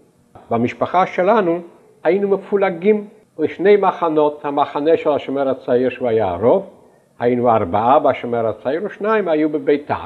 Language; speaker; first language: Hebrew; non-native, fluent; Yiddish